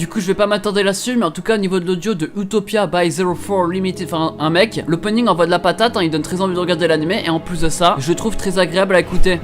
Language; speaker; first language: French; native; French